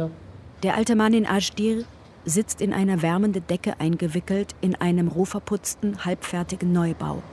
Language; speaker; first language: German; native; German